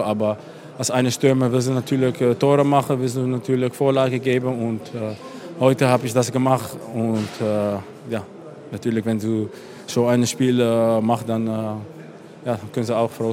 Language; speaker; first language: German; non-native, fluent; Dutch